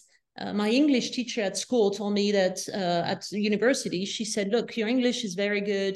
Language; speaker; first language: English; non-native, fluent; French